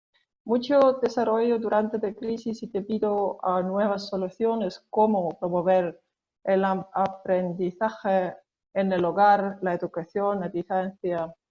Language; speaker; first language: Spanish; non-native, fluent; Estonian